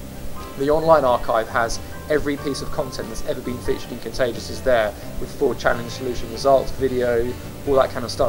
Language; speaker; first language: English; native; English